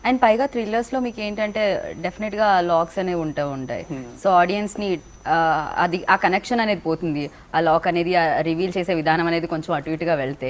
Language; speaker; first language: Telugu; native; Telugu